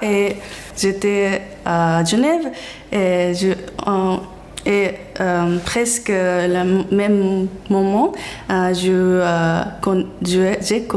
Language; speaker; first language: French; non-native, learner; Japanese